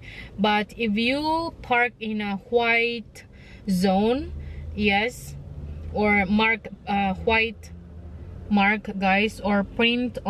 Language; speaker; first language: English; non-native, local second language; Filipino